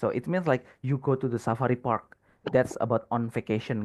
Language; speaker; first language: English; non-native, fluent; Indonesian